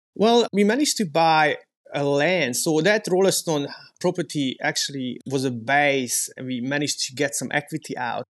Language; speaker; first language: English; non-native, fluent; Hungarian